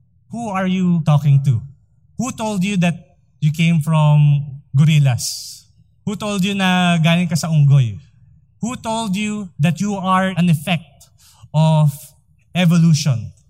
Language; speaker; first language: English; non-native, local second language; Filipino